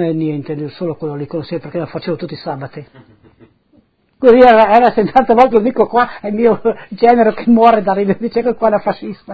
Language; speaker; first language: Italian; non-native, local second language; Friulian